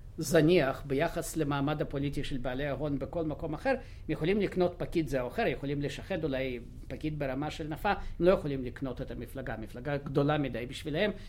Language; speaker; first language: Hebrew; non-native, fluent; Russian